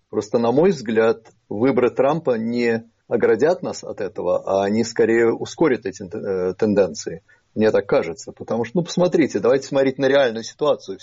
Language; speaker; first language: Russian; native; Russian